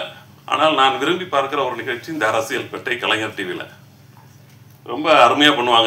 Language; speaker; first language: Tamil; native; Tamil